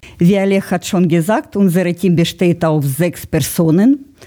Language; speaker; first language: German; non-native, learner; Russian